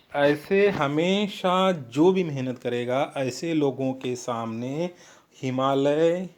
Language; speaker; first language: Hindi; non-native, local second language; Marathi